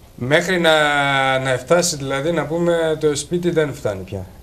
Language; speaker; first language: Greek; non-native, fluent; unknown